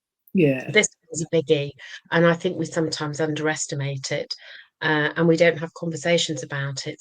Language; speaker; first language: English; native; English